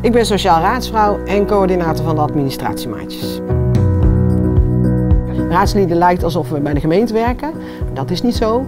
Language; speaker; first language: Dutch; native; Dutch